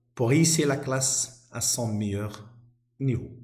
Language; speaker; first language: French; non-native, local second language; Arabic